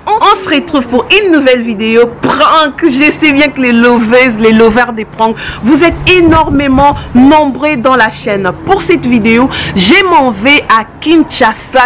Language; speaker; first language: French; non-native, local second language; Lingala